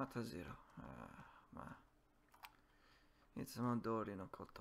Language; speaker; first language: Japanese; non-native, learner; English